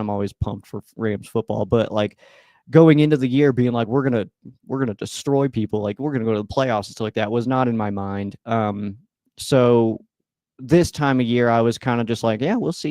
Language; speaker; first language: English; native; English